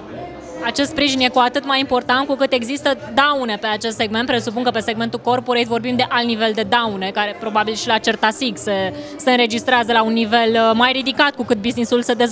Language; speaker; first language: Romanian; native; Romanian